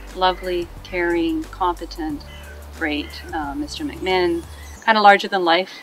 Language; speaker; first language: English; native; English